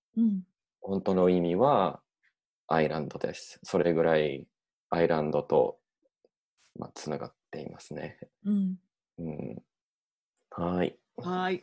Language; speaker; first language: Japanese; non-native, learner; English